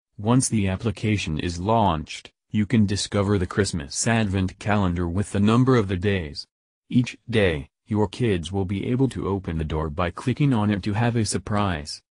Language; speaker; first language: English; non-native, fluent; French